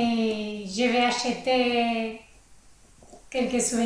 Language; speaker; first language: French; non-native, learner; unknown